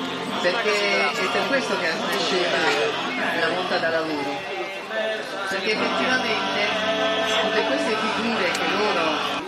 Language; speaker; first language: Italian; native; Italian